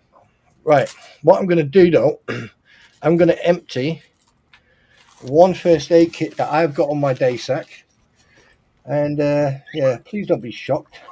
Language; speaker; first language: English; native; English